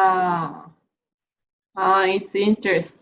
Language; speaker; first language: English; non-native, learner; Japanese